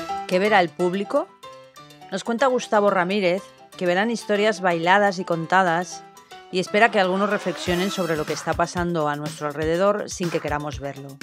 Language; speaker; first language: Spanish; native; Spanish